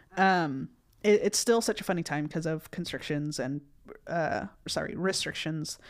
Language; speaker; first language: English; early bilingual, other home language; Spanish